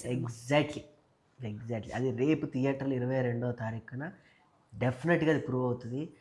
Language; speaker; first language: Telugu; native; Telugu